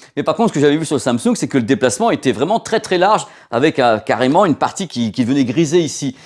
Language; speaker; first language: French; native; French